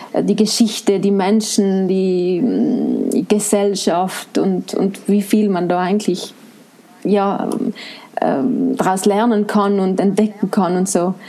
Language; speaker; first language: German; non-native, local second language; Ladin